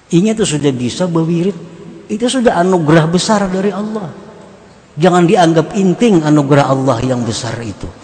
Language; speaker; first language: Indonesian; non-native, local second language; Banjar